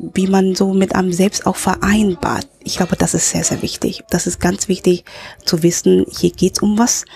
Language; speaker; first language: German; early bilingual, other home language; Cantonese